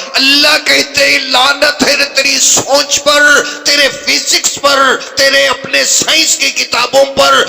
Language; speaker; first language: Urdu; native; Urdu